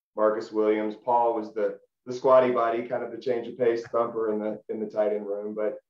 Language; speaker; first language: English; native; English